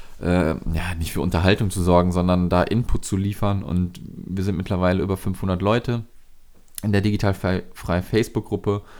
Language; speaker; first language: German; native; German